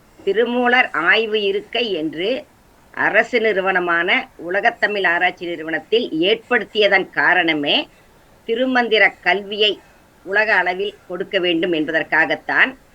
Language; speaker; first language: Tamil; non-native, local second language; Kannada